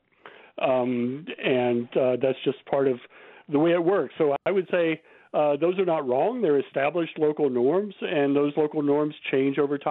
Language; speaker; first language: English; native; English